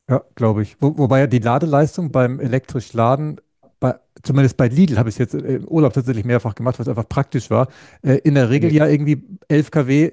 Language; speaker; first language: German; native; German